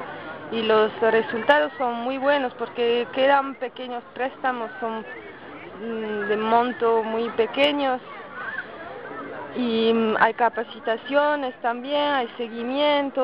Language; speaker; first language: Spanish; non-native, fluent; French